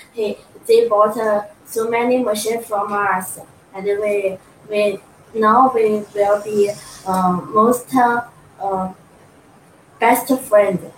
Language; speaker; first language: English; non-native, learner; Chinese